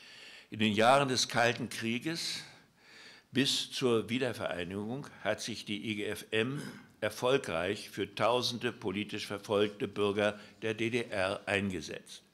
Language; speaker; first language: German; native; German